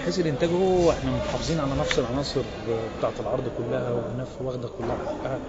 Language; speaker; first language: Arabic; native; Arabic